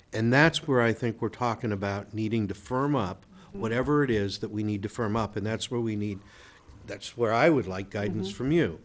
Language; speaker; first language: English; native; English